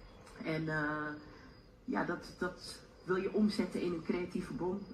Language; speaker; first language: Dutch; native; Dutch